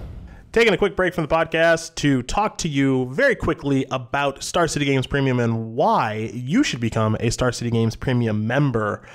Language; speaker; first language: English; native; English